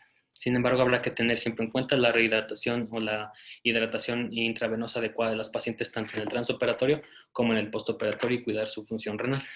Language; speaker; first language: Spanish; native; Spanish